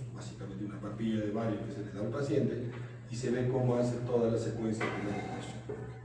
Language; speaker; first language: Spanish; native; Spanish